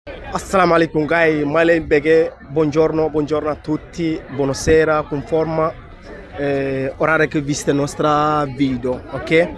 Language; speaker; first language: Italian; non-native, learner; Wolof